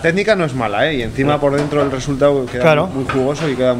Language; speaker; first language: Spanish; native; Spanish